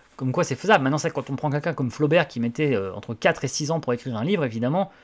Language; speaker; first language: French; native; French